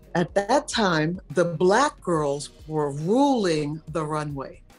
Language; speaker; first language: English; native; English